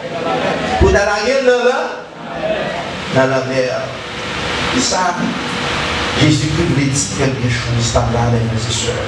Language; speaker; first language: French; non-native, learner; Haitian Creole